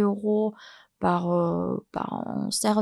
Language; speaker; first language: French; non-native, fluent; Chinese